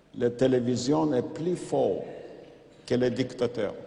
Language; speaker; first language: French; non-native, fluent; Yiddish